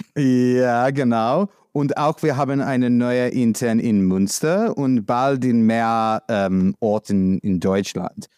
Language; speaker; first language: German; non-native, learner; English